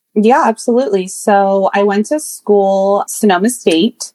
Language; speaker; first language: English; native; English